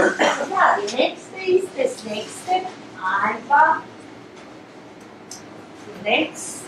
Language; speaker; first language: German; non-native, fluent; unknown